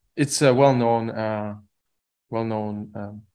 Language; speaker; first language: English; non-native, fluent; Russian